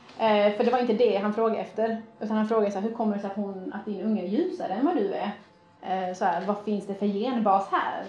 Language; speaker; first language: Swedish; early bilingual, other home language; Persian